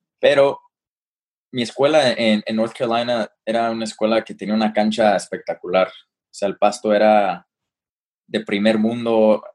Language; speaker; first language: Spanish; early bilingual, heritage; Spanish